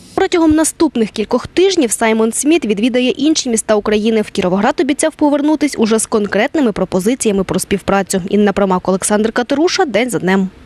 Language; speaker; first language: Ukrainian; native; Ukrainian